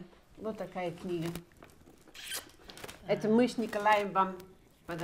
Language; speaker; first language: Russian; non-native, fluent; Dutch